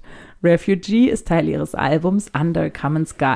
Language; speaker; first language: German; native; German